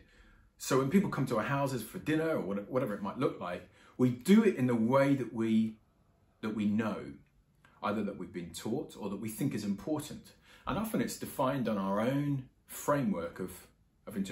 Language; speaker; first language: English; native; English